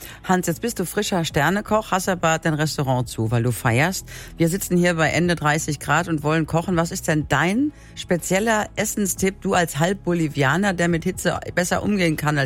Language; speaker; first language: German; native; German